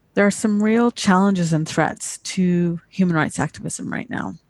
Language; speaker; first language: English; native; English